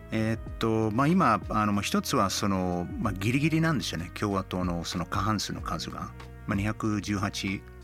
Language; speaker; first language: Japanese; non-native, fluent; English